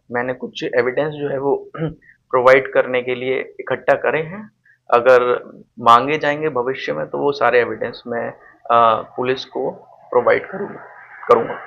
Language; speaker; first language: Hindi; native; Hindi